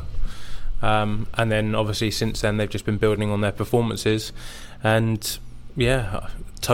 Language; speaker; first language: English; native; English